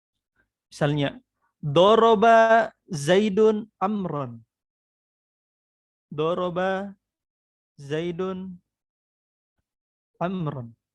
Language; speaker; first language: Arabic; non-native, fluent; Indonesian